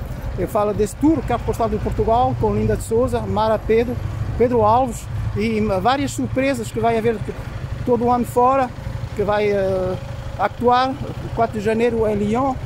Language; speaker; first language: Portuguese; early bilingual, heritage; Portuguese